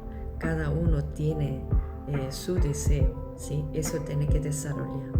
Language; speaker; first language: Spanish; non-native, local second language; Korean